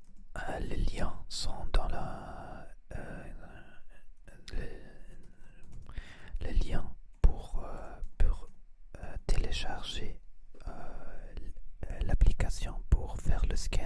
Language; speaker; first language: French; non-native, learner; Spanish